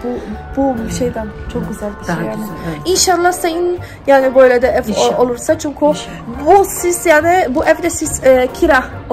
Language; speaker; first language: Turkish; non-native, learner; Polish